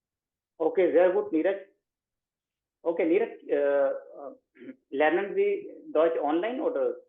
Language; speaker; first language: German; non-native, fluent; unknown